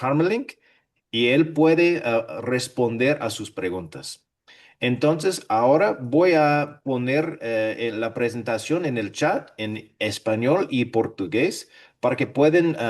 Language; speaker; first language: Spanish; non-native, fluent; English